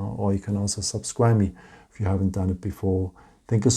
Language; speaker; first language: English; non-native, fluent; German